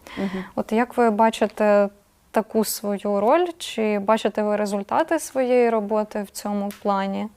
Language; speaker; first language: Ukrainian; native; Ukrainian